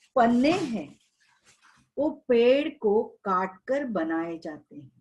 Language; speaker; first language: Hindi; non-native, local second language; Marathi